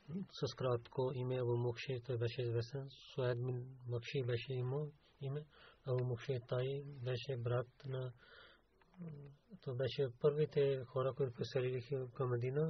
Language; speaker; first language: Bulgarian; non-native, learner; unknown